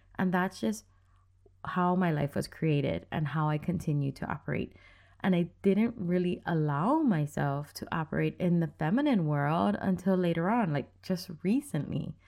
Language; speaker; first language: English; native; English